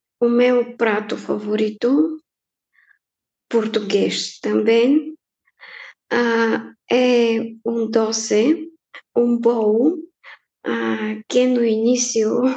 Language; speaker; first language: Portuguese; non-native, fluent; Bulgarian